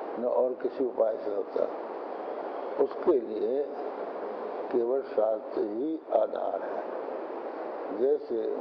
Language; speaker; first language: Hindi; native; Hindi